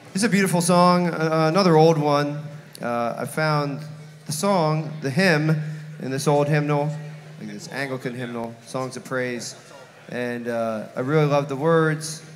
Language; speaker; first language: English; native; English